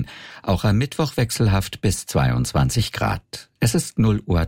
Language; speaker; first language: German; native; German